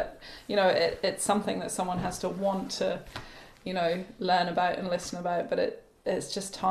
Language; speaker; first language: English; native; English